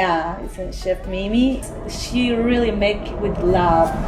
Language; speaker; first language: English; non-native, learner; Spanish